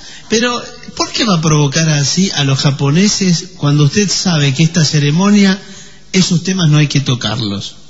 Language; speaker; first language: Spanish; native; Spanish